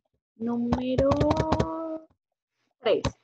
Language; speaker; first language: Spanish; native; Spanish